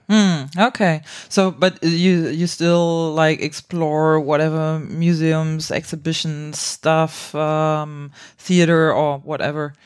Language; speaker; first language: English; non-native, fluent; German